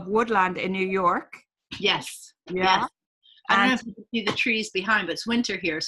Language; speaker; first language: English; native; English